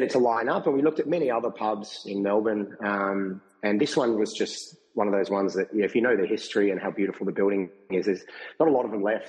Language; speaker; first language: English; native; English